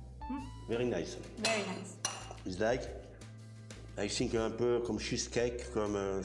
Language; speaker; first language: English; non-native, learner; French